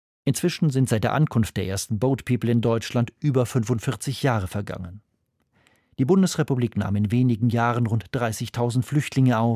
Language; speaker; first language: German; native; German